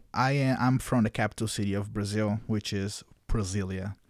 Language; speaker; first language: English; non-native, fluent; Portuguese